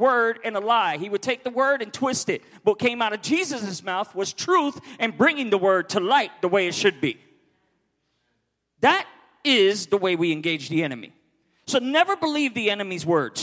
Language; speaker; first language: English; native; English